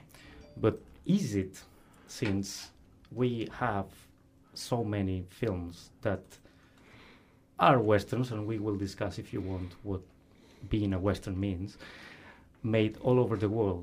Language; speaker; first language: English; non-native, fluent; Spanish